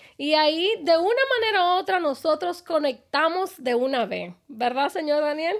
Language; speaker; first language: Spanish; native; Spanish